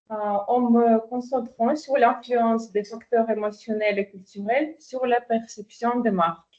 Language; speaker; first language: French; non-native, fluent; Portuguese